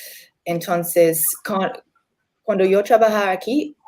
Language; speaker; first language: Spanish; non-native, learner; English